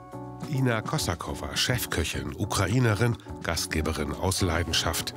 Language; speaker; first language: German; native; German